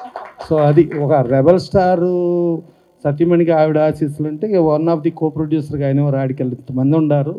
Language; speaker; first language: Telugu; native; Telugu